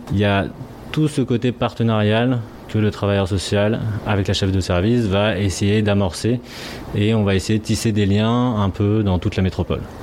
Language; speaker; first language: French; native; French